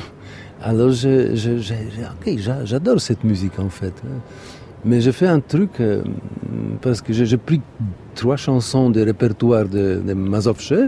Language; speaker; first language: French; non-native, fluent; Polish